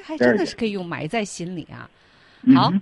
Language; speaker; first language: Chinese; native; Chinese